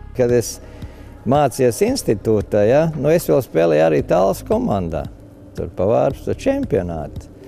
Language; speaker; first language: Latvian; native; Latvian